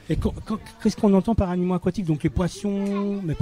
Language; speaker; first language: French; native; French